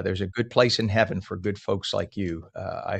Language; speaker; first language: English; native; English